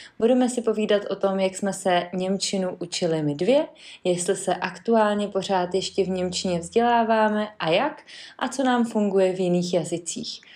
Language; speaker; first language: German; non-native, fluent; Czech